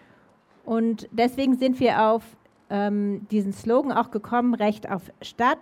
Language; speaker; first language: German; native; German